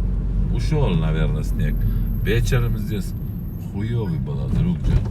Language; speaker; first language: Russian; non-native, learner; Armenian